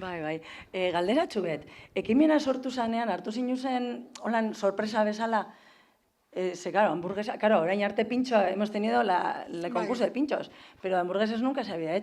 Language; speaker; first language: Basque; native; Basque